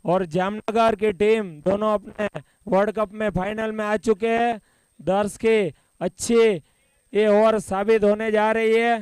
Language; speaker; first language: Hindi; non-native, local second language; Gujarati